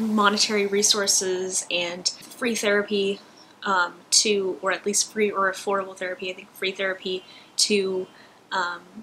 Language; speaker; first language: English; native; English